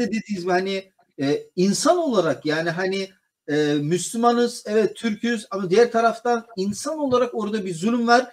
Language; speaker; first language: Turkish; native; Turkish